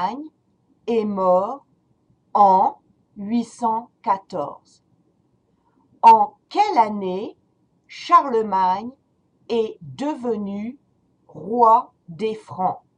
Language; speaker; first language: French; non-native, fluent; English